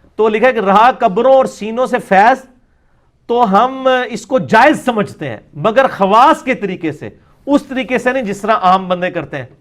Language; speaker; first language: Urdu; non-native, local second language; Punjabi